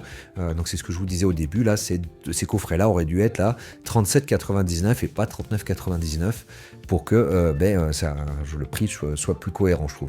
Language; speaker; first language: French; native; French